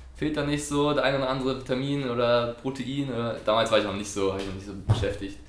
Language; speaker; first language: German; non-native, fluent; French